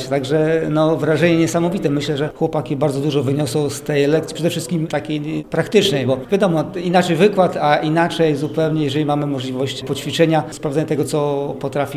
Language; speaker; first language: Polish; native; Polish